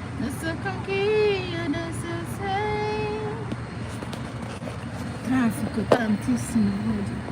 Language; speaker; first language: Italian; non-native, learner; Igbo